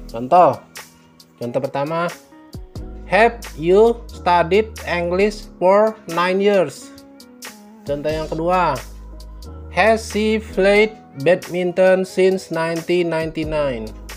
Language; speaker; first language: English; non-native, fluent; Indonesian